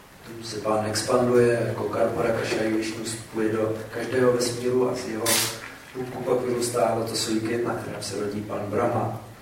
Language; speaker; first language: Czech; native; Czech